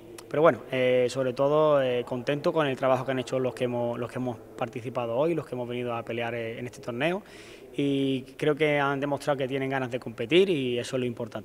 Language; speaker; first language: Spanish; native; Spanish